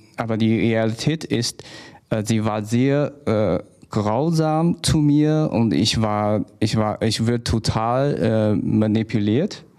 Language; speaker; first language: German; non-native, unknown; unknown